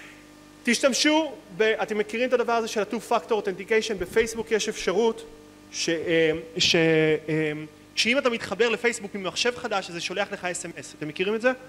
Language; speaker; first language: Hebrew; native; Hebrew